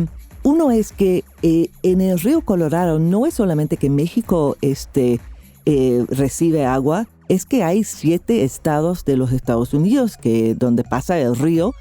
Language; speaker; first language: Spanish; non-native, fluent; English